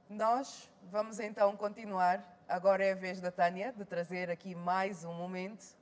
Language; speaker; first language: Portuguese; native; Portuguese